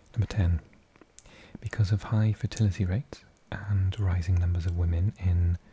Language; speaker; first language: English; native; English